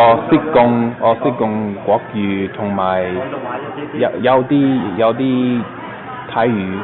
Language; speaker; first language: Cantonese; non-native, learner; English